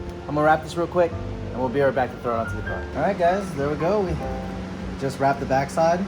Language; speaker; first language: English; native; English